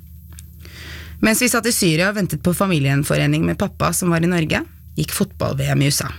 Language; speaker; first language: Norwegian; early bilingual, other home language; Arabic